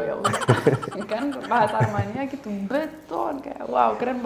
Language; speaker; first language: Indonesian; non-native, fluent; Romanian